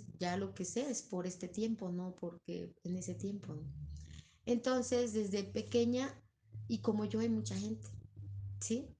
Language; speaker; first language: Spanish; native; Spanish